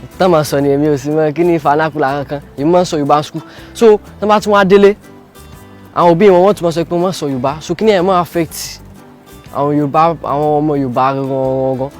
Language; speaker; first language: Yoruba; early bilingual, other home language; Portuguese